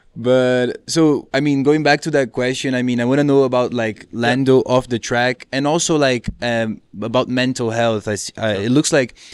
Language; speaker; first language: English; non-native, fluent; Portuguese